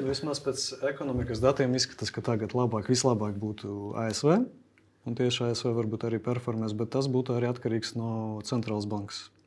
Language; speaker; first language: Latvian; non-native, local second language; Russian